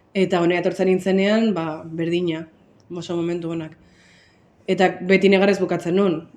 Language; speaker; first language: Basque; early bilingual, other home language; Spanish